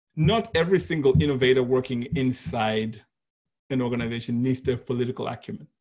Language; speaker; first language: English; non-native, local second language; Shona